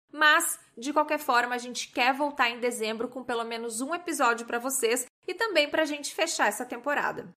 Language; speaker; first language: Portuguese; native; Portuguese